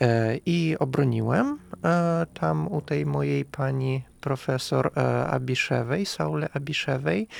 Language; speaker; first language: Polish; non-native, fluent; Russian